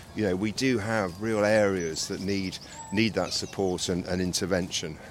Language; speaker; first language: English; native; English